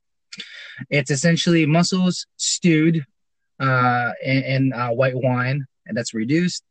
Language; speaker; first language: English; non-native, local second language; Filipino